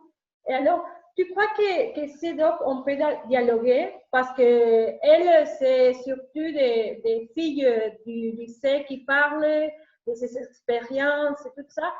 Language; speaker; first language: French; non-native, learner; Spanish